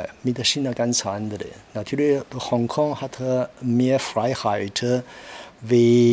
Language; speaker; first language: German; non-native, learner; Chinese